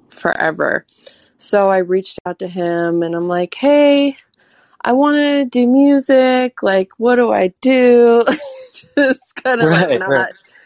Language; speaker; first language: English; native; English